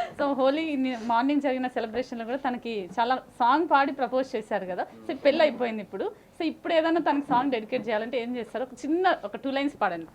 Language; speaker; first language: Telugu; native; Telugu